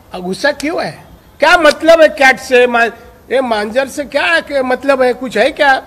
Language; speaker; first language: Hindi; non-native, local second language; Marathi